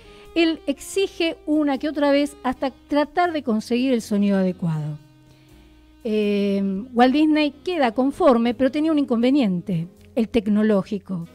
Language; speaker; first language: Spanish; native; Spanish